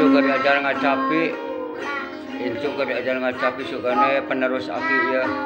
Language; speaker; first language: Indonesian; non-native, local second language; Sundanese